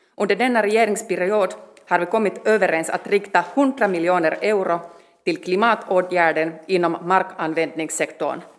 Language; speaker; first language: Swedish; non-native, learner; Finnish